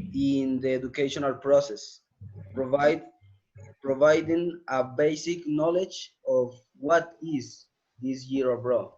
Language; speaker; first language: English; non-native, learner; Spanish